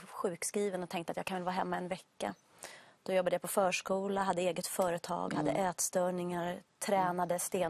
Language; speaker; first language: Swedish; native; Swedish